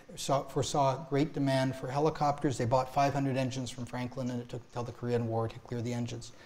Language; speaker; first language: English; native; English